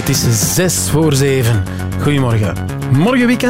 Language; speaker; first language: Dutch; native; Dutch